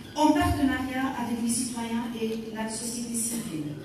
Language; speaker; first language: French; non-native, local second language; Arabic